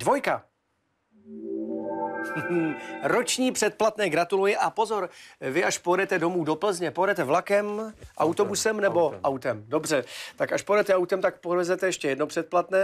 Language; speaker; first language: Czech; native; Czech